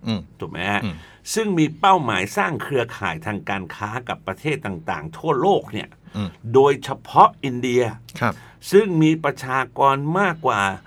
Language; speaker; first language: Thai; native; Thai